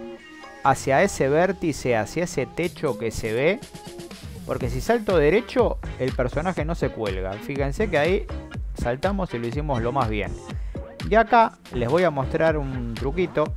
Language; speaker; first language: Spanish; native; Spanish